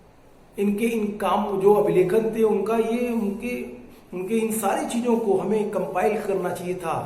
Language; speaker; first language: Hindi; native; Hindi